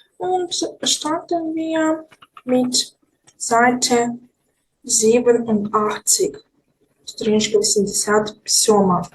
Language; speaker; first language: German; non-native, fluent; Ukrainian